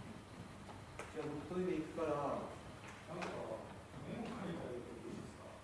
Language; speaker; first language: Japanese; native; Japanese